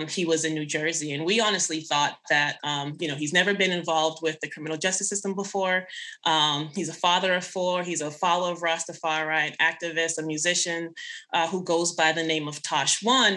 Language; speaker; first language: English; native; English